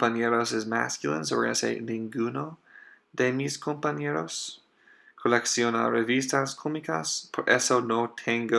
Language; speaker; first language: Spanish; non-native, fluent; English